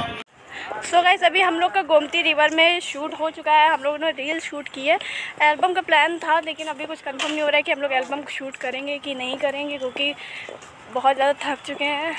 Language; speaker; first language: Hindi; native; Hindi